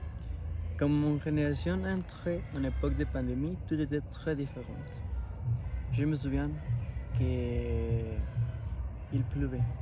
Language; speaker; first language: French; non-native, learner; Spanish